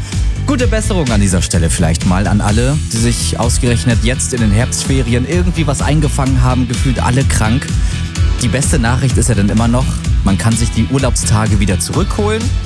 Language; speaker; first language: German; native; German